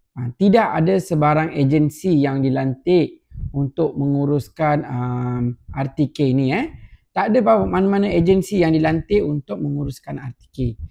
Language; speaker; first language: Malay; non-native, local second language; Tamil